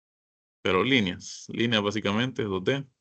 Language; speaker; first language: Spanish; native; Spanish